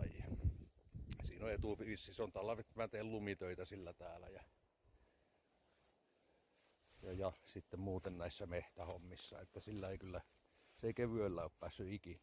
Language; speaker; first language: Finnish; native; Finnish